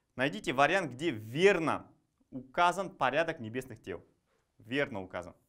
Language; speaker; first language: Russian; non-native, local second language; Kazakh